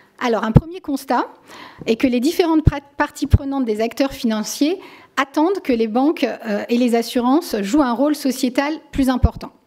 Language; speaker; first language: French; native; French